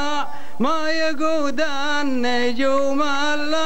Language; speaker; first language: Arabic; native; Arabic